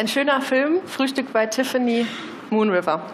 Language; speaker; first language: German; native; German